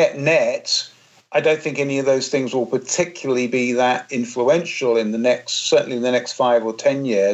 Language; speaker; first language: English; native; English